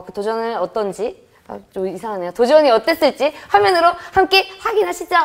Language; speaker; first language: Korean; native; Korean